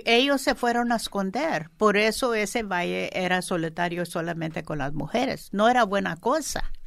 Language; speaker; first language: Spanish; early bilingual, heritage; Spanish